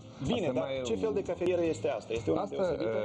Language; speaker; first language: Romanian; native; Romanian